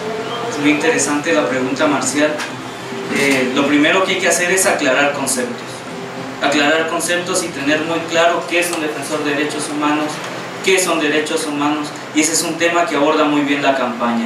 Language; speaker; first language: Spanish; native; Spanish